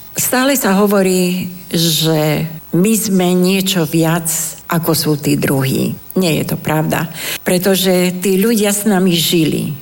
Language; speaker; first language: Slovak; non-native, local second language; Romany